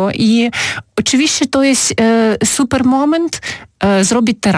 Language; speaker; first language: Polish; non-native, fluent; Ukrainian